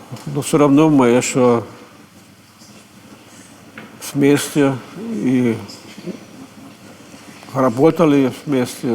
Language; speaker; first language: Russian; non-native, fluent; German